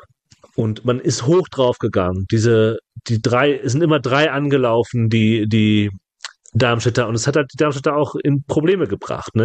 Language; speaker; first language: German; native; German